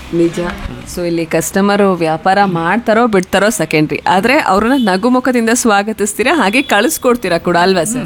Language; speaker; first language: Kannada; native; Kannada